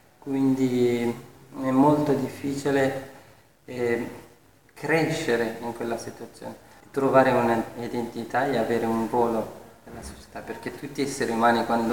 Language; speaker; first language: Italian; non-native, fluent; Persian